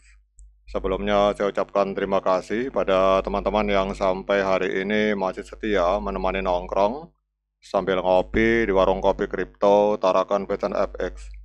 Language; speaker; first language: Indonesian; native; Indonesian